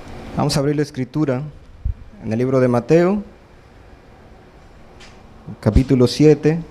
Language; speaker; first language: Spanish; native; Spanish